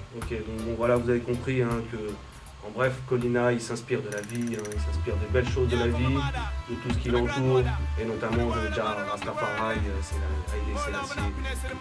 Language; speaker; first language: French; native; French